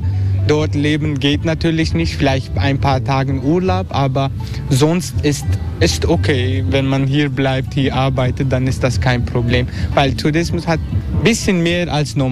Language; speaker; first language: German; non-native, fluent; Turkish